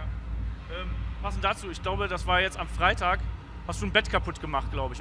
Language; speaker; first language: German; native; German